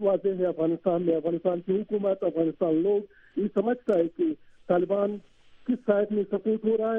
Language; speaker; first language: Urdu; non-native, learner; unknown